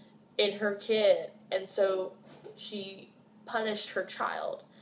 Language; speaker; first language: English; native; English